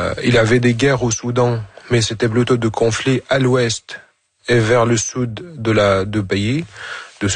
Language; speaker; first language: French; non-native, fluent; Arabic